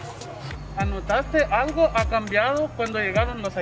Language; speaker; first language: Spanish; non-native, learner; Haitian Creole